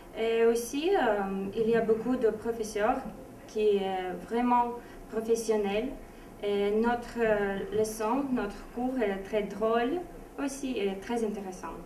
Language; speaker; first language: French; non-native, learner; Portuguese